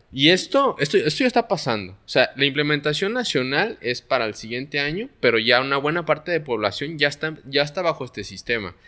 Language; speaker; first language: Spanish; native; Spanish